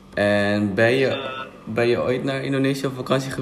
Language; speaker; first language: Dutch; non-native, fluent; Indonesian